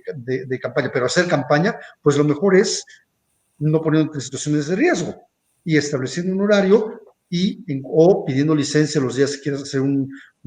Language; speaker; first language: Spanish; native; Spanish